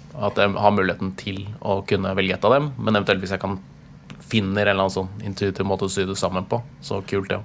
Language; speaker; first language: Norwegian; native; Norwegian